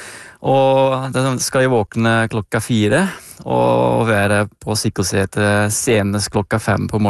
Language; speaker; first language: Norwegian; non-native, fluent; Dutch